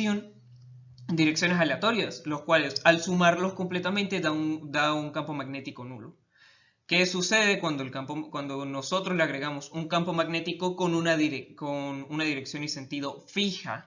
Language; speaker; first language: Spanish; native; Spanish